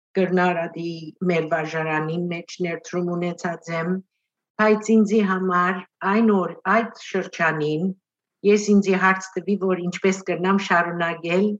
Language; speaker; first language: Armenian; early bilingual, heritage; Armenian